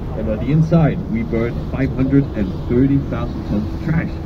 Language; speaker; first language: English; non-native, fluent; Danish